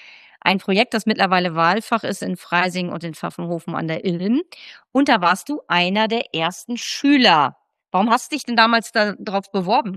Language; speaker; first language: German; native; German